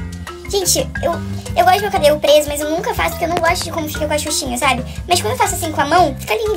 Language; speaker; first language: Portuguese; native; Portuguese